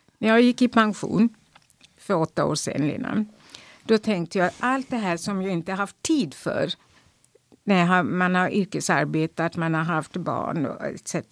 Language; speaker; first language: Swedish; non-native, fluent; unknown